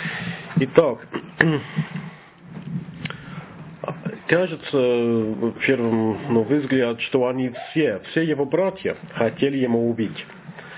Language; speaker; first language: Russian; non-native, learner; English